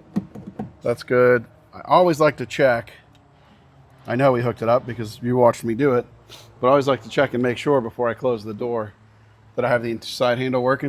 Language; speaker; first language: English; native; English